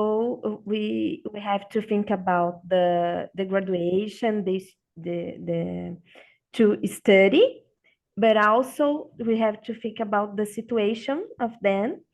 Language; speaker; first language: English; non-native, learner; Portuguese